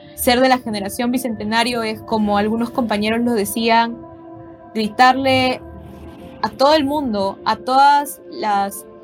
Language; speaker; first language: Spanish; native; Spanish